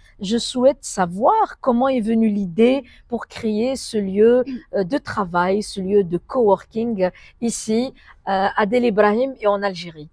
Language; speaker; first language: French; non-native, local second language; Arabic